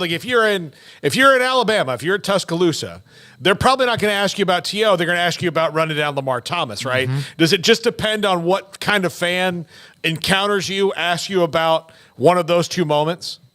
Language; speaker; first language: English; native; English